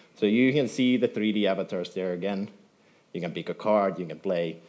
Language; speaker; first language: English; non-native, fluent; Finnish